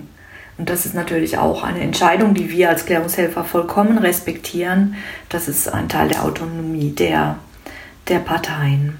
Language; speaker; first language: German; native; German